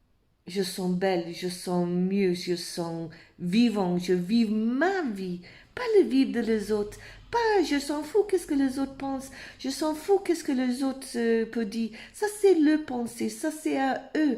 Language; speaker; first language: French; non-native, fluent; English